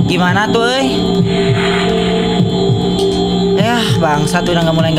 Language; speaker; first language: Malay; non-native, local second language; Sundanese